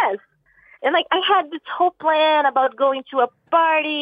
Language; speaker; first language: English; non-native, fluent; Portuguese